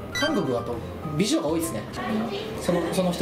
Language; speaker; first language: Japanese; native; Japanese